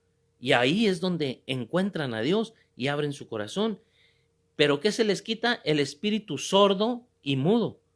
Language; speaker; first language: Spanish; native; Spanish